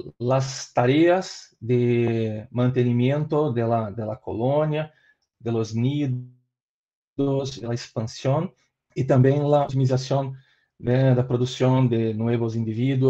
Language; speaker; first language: Spanish; non-native, learner; Portuguese